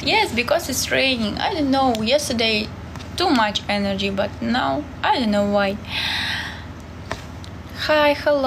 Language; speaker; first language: English; non-native, learner; Russian